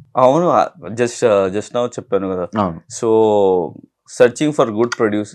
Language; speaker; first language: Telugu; non-native, learner; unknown